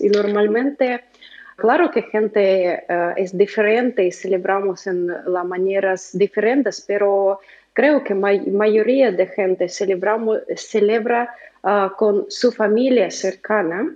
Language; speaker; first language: Spanish; non-native, learner; Russian